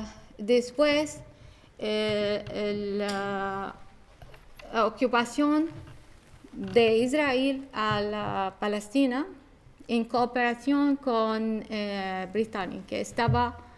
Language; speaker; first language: Spanish; non-native, learner; Arabic